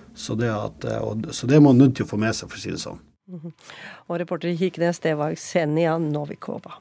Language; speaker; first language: Norwegian; early bilingual, other home language; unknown